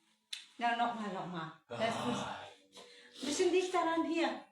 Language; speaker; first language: German; non-native, learner; Filipino